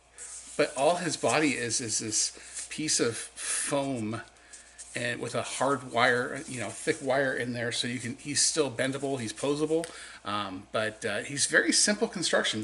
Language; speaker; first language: English; native; English